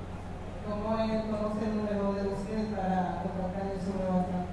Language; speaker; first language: Spanish; non-native, fluent; Haitian Creole